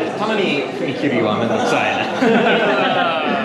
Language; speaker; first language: Japanese; non-native, fluent; English